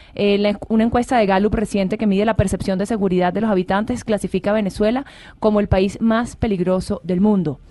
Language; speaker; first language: Spanish; native; Spanish